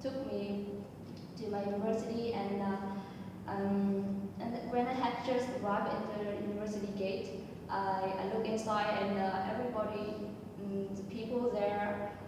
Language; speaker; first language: English; non-native, fluent; Vietnamese